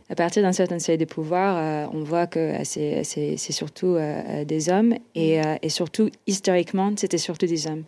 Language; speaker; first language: French; non-native, fluent; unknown